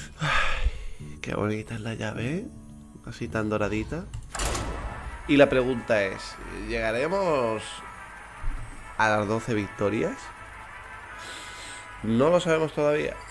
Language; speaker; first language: Spanish; native; Spanish